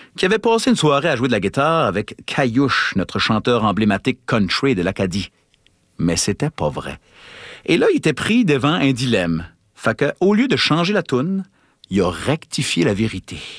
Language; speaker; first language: French; native; French